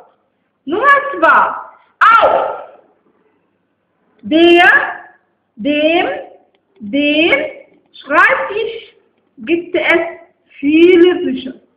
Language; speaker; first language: German; non-native, fluent; Arabic